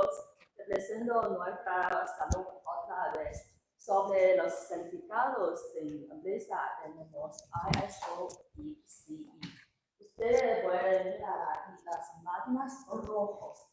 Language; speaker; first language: Spanish; non-native, learner; Chinese